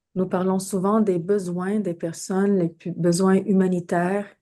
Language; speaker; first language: French; non-native, fluent; English